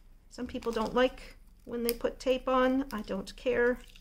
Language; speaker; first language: English; native; English